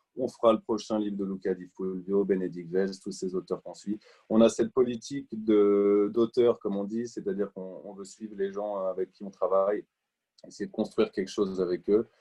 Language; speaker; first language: French; native; French